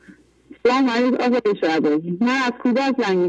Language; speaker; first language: Persian; non-native, local second language; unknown